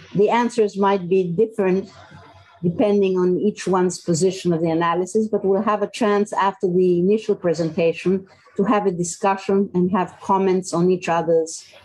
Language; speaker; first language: English; non-native, fluent; Greek